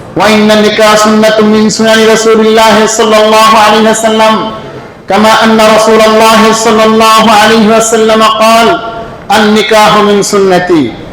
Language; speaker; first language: Arabic; non-native, fluent; Bangla